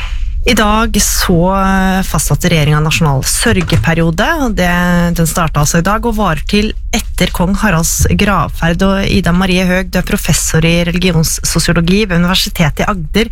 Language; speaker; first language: Norwegian; native; Norwegian